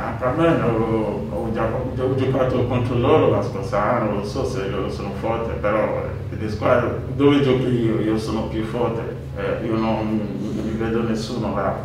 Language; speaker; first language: Italian; non-native, learner; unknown